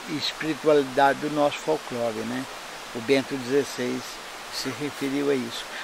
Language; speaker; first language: Portuguese; native; Portuguese